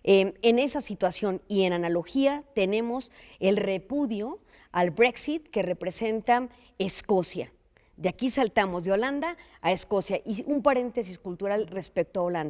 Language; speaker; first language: Spanish; native; Spanish